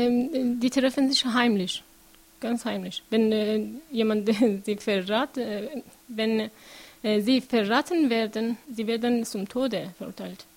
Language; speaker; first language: German; non-native, learner; Persian